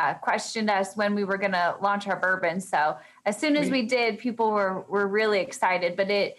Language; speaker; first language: English; native; English